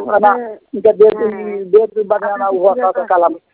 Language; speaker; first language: Arabic; non-native, learner; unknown